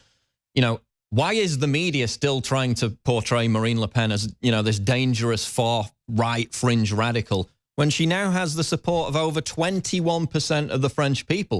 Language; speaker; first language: English; native; English